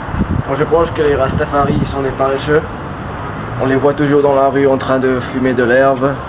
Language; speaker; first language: French; non-native, fluent; Spanish